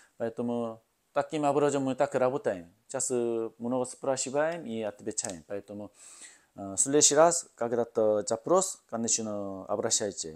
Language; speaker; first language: Russian; non-native, learner; Korean